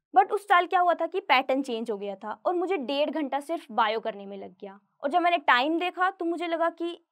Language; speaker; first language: Hindi; native; Hindi